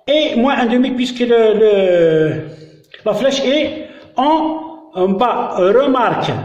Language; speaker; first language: French; non-native, local second language; Arabic